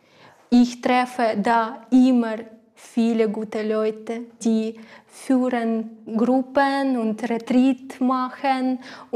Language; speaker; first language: German; non-native, learner; Ukrainian